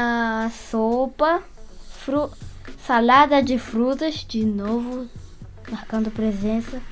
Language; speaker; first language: Portuguese; early bilingual, heritage; Portuguese